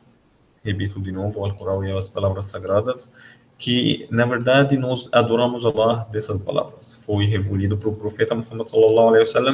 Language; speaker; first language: Portuguese; non-native, learner; Arabic